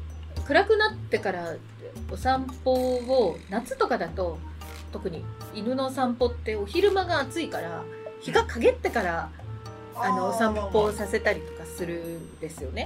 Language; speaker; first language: Japanese; native; Japanese